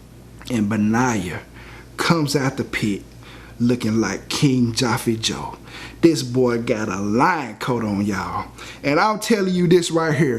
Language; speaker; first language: English; native; English